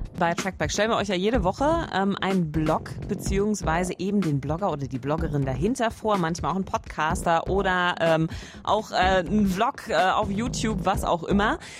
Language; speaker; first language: German; native; German